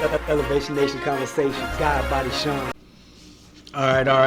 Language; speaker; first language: English; native; English